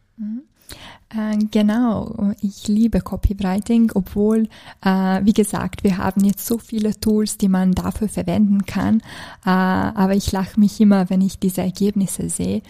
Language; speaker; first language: German; non-native, fluent; Serbian